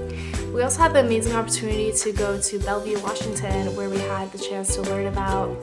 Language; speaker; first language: English; native; English